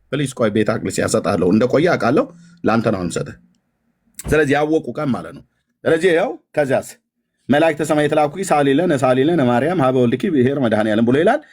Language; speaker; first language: Amharic; native; Amharic